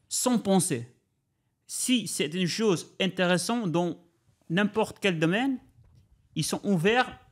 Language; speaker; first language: French; non-native, learner; Albanian